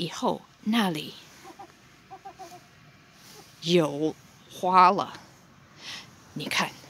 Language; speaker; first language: Chinese; non-native, fluent; English